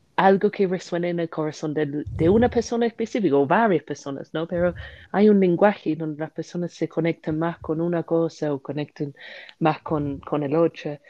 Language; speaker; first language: Spanish; non-native, fluent; English